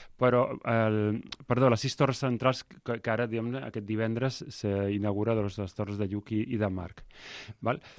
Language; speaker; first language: Catalan; native; Catalan